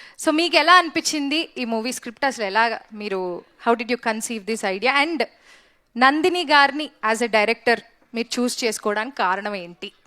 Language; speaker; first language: Telugu; native; Telugu